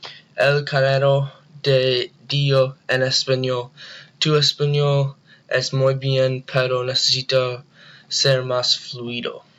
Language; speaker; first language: Spanish; non-native, learner; English